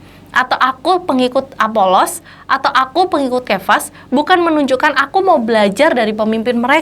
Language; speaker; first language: Indonesian; native; Indonesian